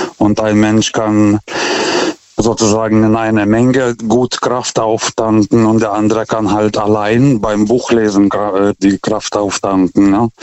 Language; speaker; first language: German; non-native, fluent; Lithuanian